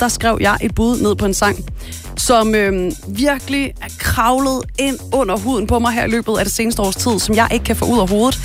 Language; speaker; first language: Danish; native; Danish